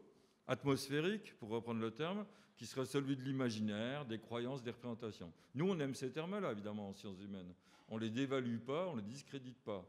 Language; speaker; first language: French; native; French